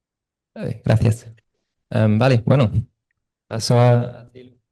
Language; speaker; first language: Spanish; non-native, fluent; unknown